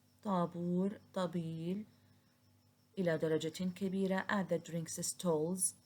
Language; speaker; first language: Arabic; native; Arabic